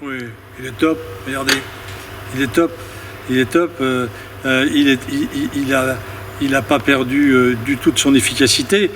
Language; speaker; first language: French; native; French